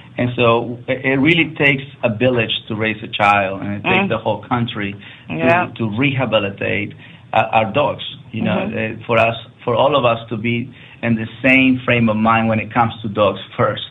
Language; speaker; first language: English; non-native, fluent; Spanish